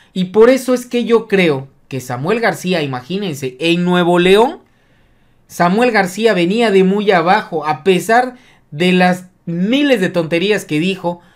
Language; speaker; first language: Spanish; native; Spanish